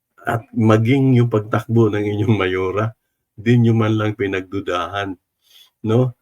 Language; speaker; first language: Filipino; non-native, local second language; Cebuano